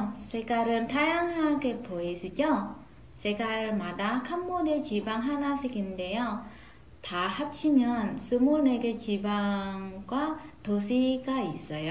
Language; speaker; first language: Korean; non-native, fluent; Khmer